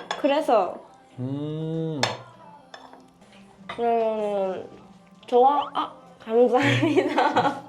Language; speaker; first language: Korean; non-native, learner; Japanese